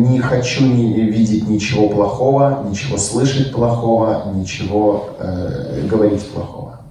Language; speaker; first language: Russian; native; Russian